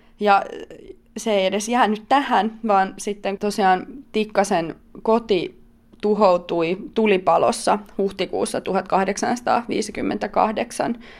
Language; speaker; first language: Finnish; native; Finnish